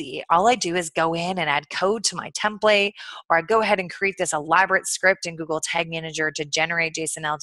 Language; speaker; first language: English; native; English